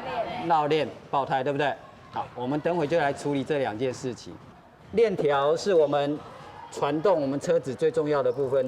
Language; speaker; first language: Chinese; native; Chinese